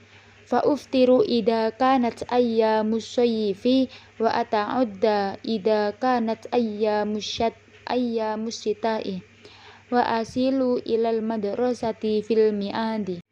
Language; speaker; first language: Arabic; non-native, learner; Indonesian